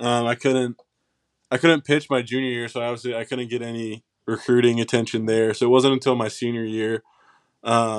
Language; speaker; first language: English; native; English